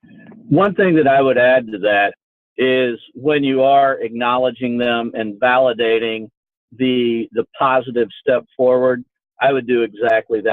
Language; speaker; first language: English; native; English